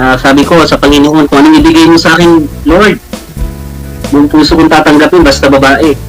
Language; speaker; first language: Filipino; non-native, local second language; Bikol